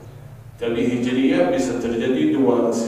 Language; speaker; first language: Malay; non-native, fluent; Arabic